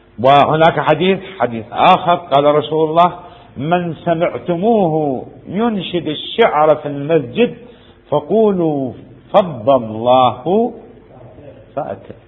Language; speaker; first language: Arabic; native; Arabic